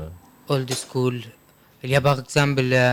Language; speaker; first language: French; non-native, learner; Arabic